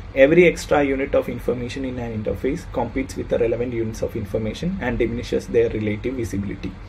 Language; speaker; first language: English; non-native, local second language; Malayalam